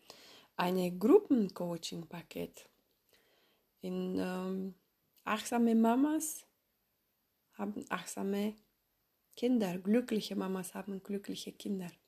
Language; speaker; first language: German; non-native, fluent; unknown